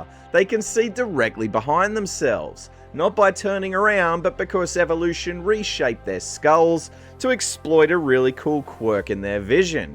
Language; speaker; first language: English; native; English